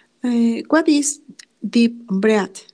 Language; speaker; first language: English; non-native, learner; Spanish